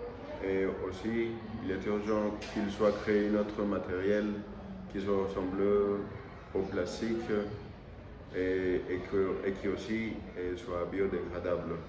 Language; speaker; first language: French; non-native, learner; Spanish